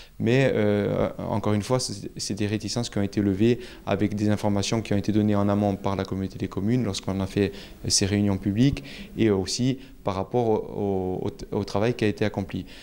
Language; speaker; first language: French; native; French